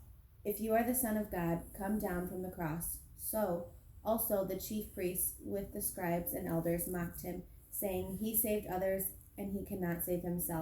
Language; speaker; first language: English; native; English